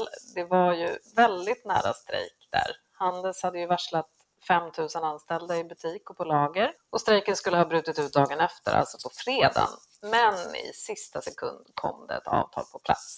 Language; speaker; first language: Swedish; native; Swedish